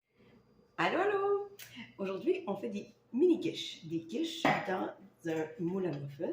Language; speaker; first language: French; native; French